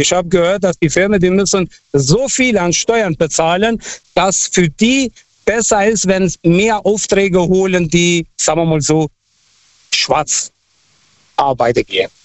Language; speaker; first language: German; non-native, local second language; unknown